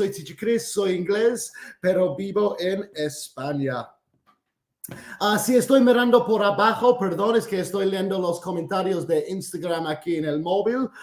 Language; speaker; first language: Spanish; non-native, fluent; English